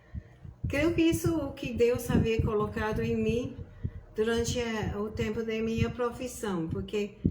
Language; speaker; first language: Portuguese; non-native, fluent; English